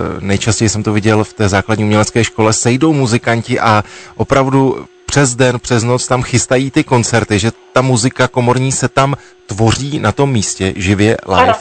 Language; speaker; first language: Czech; native; Czech